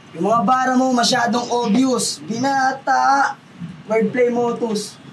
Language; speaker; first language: Filipino; native; Filipino